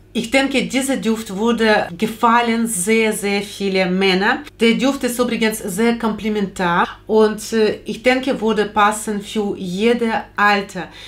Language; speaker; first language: German; non-native, fluent; Russian